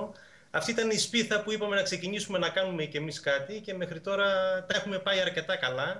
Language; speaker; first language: Greek; native; Greek